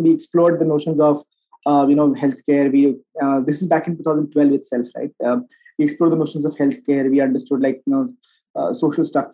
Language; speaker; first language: English; non-native, local second language; Hindi